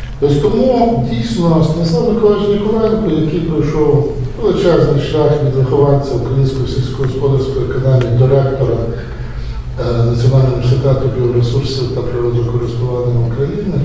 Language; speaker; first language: Ukrainian; native; Ukrainian